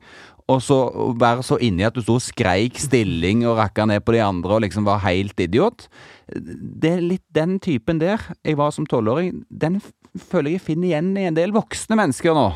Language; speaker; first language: Norwegian; native; Norwegian